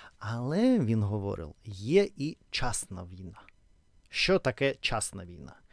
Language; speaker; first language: Ukrainian; non-native, local second language; Russian